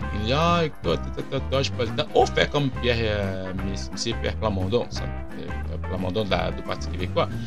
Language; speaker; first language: French; non-native, fluent; Portuguese